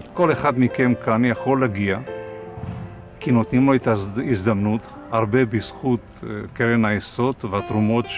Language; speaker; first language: Hebrew; non-native, fluent; Romanian